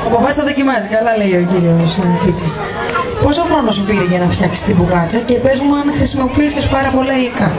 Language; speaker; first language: Greek; native; Greek